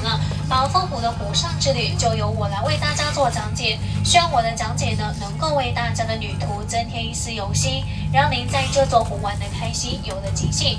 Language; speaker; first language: Chinese; native; Chinese